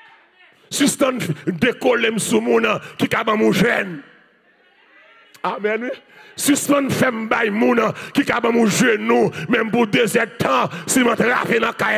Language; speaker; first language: French; non-native, learner; Haitian Creole